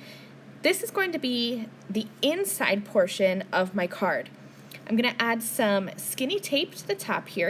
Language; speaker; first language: English; native; English